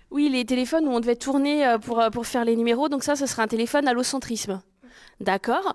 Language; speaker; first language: French; native; French